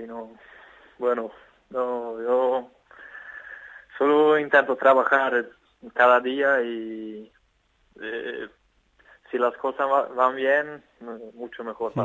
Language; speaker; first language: Spanish; non-native, fluent; Swedish